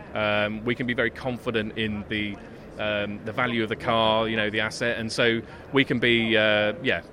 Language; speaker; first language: English; native; English